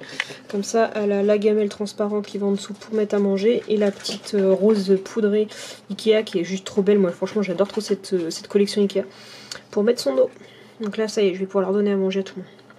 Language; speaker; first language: French; native; French